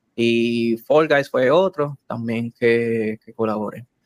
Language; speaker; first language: Spanish; native; Spanish